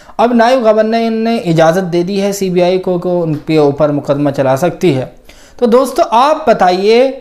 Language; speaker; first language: Hindi; native; Hindi